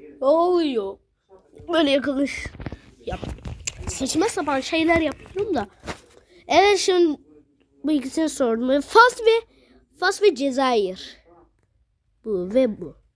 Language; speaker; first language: Turkish; early bilingual, other home language; Arabic